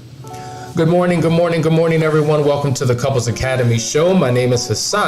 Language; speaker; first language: English; native; English